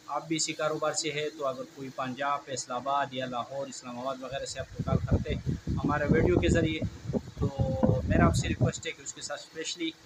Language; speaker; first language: Urdu; native; Urdu